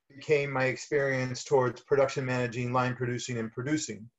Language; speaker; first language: English; native; English